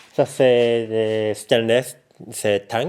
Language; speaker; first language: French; non-native, learner; Japanese